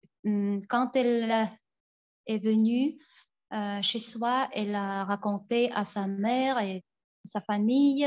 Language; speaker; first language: French; non-native, fluent; Tuvinian